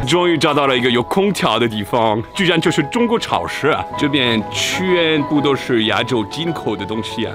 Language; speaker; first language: Chinese; non-native, fluent; French